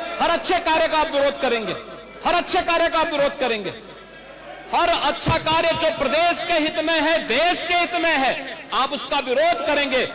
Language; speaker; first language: Hindi; native; Hindi